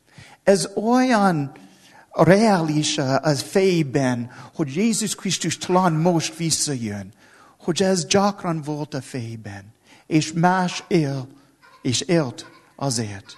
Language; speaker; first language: Hungarian; non-native, learner; English